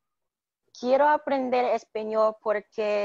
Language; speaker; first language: Spanish; non-native, learner; English